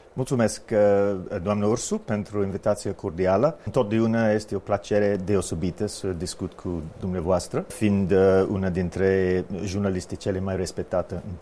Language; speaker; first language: Romanian; non-native, fluent; English